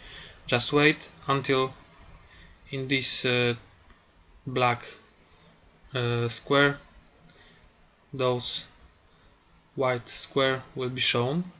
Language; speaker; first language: English; non-native, fluent; Polish